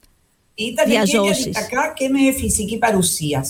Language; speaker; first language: Greek; non-native, fluent; Spanish